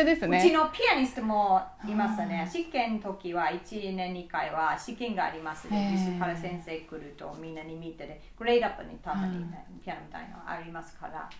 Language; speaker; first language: Japanese; non-native, learner; English